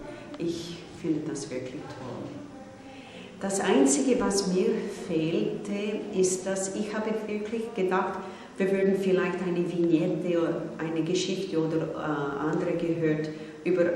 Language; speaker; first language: German; non-native, fluent; English